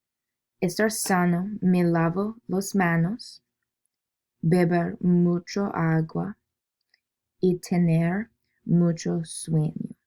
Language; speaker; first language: Spanish; non-native, learner; English